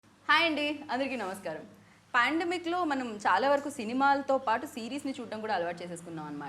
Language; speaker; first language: Telugu; native; Telugu